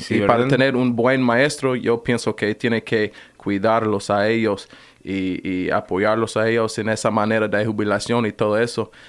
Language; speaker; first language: Spanish; non-native, fluent; English